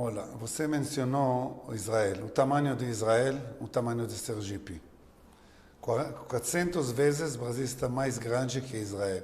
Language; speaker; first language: Portuguese; non-native, learner; Hebrew